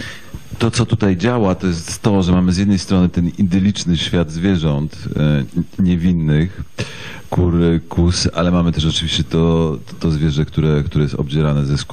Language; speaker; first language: Polish; native; Polish